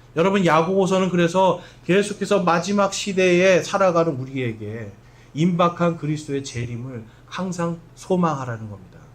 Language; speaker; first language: Korean; native; Korean